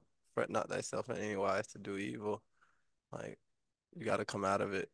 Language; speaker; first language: English; native; English